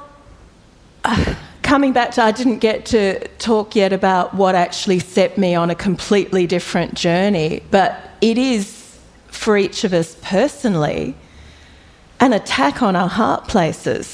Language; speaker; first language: English; native; English